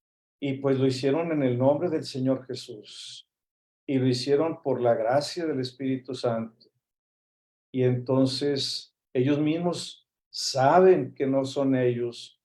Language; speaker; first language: Spanish; native; Spanish